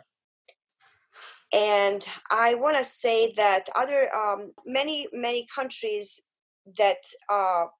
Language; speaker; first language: English; non-native, fluent; Bosnian